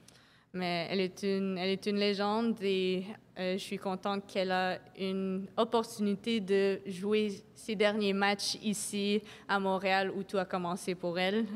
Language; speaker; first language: French; non-native, local second language; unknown